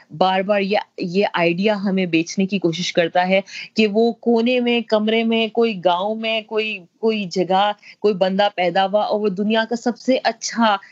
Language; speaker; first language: Urdu; native; Urdu